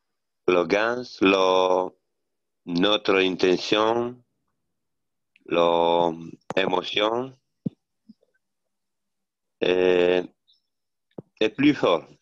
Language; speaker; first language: French; non-native, learner; Italian